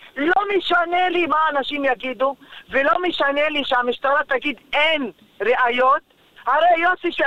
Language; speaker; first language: Hebrew; non-native, local second language; Arabic